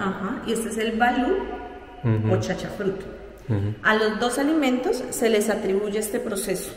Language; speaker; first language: Spanish; native; Spanish